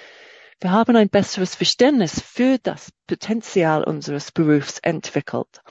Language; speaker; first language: German; non-native, fluent; English